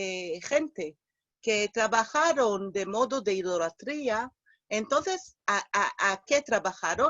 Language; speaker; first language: Spanish; non-native, fluent; Hebrew